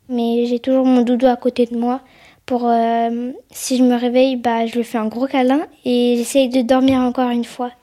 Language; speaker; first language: French; early bilingual, other home language; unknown